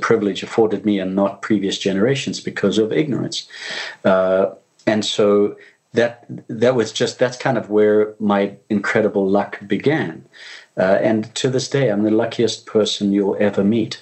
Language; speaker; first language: English; native; English